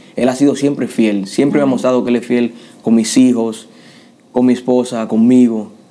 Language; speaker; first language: Spanish; native; Spanish